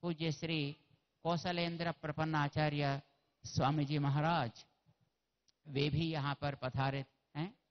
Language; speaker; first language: Hindi; non-native, local second language; Telugu